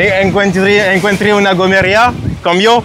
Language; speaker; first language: Italian; non-native, learner; French